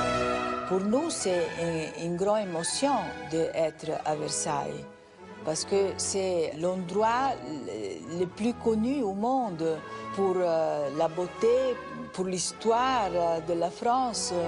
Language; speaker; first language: French; non-native, fluent; Italian